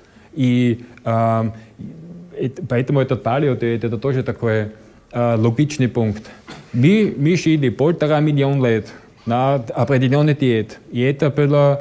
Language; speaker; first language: Russian; non-native, learner; German